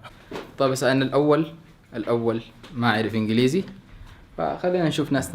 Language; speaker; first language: Arabic; native; Arabic